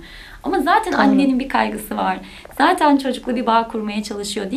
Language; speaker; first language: Turkish; native; Turkish